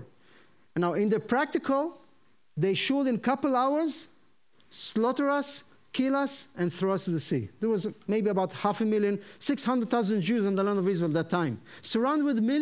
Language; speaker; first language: English; non-native, fluent; Hebrew